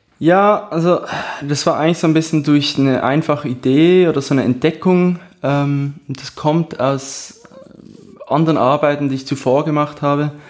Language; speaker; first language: German; native; German